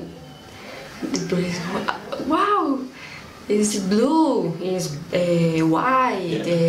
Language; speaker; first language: English; non-native, learner; Spanish